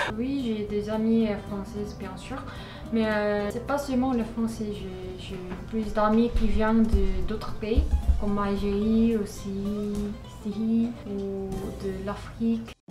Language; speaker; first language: French; non-native, learner; Korean